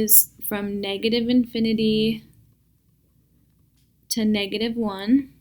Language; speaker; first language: English; native; English